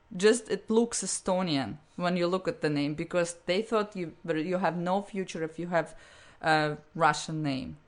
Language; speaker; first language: English; non-native, fluent; Russian